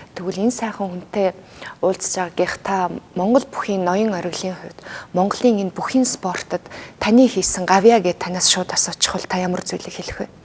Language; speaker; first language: Mongolian; native; Mongolian